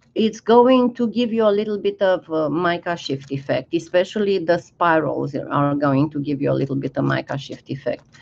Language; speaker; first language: English; non-native, fluent; Romanian